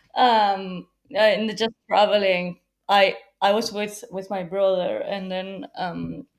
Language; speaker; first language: English; non-native, fluent; Spanish